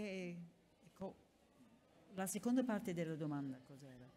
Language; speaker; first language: Italian; non-native, fluent; English